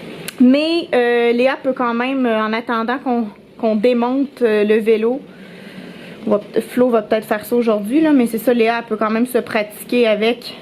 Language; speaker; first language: French; native; French